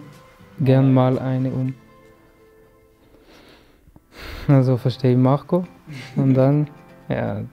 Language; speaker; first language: German; non-native, local second language; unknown